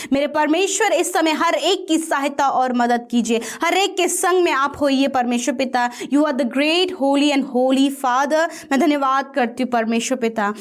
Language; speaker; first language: Hindi; native; Hindi